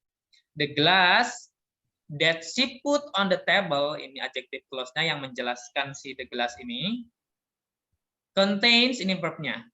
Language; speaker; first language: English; non-native, fluent; Indonesian